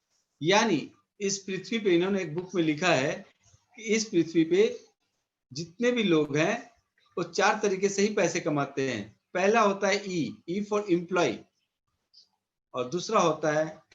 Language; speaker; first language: Hindi; native; Hindi